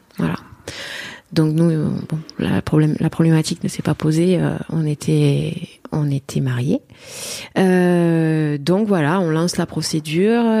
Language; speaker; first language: French; native; French